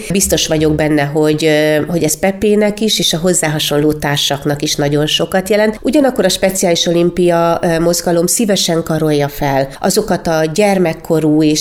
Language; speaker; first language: Hungarian; native; Hungarian